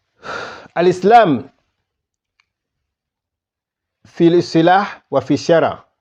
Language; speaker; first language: Arabic; non-native, fluent; Yoruba